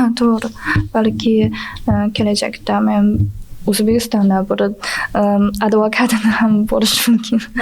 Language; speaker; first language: Uzbek; non-native, learner; Chinese